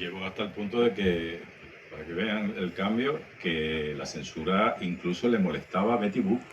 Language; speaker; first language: Spanish; native; Spanish